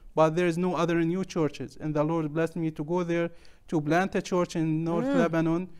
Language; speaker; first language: English; non-native, learner; Arabic